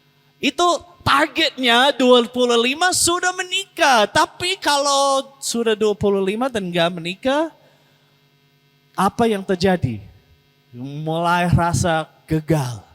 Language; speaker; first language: Indonesian; non-native, learner; English